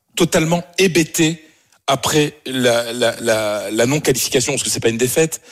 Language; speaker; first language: French; native; French